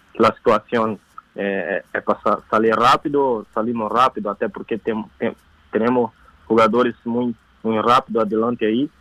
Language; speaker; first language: Spanish; non-native, learner; Portuguese